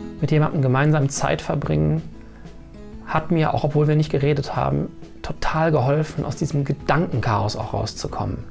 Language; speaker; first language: German; native; German